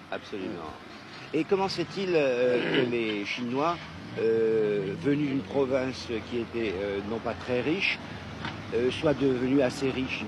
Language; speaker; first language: French; native; French